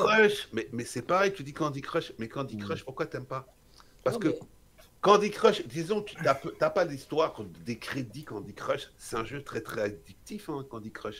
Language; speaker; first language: French; native; French